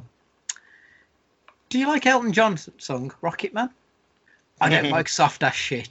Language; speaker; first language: English; native; English